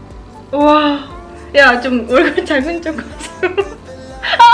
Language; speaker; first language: Korean; non-native, fluent; Japanese